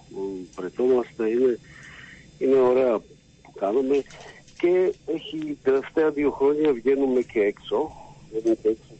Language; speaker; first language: Greek; non-native, learner; Slovak